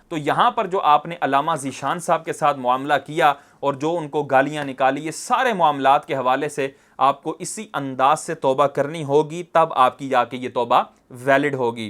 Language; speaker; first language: Urdu; non-native, local second language; Punjabi